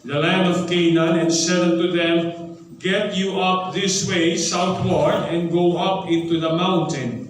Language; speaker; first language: English; non-native, local second language; Filipino